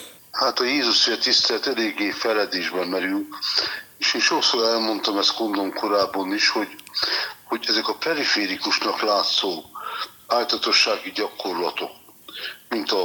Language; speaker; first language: Hungarian; native; Hungarian